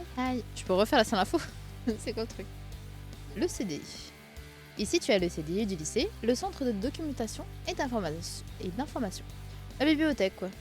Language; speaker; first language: French; native; French